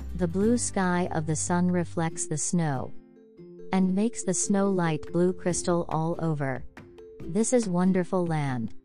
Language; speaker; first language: English; non-native, fluent; Thai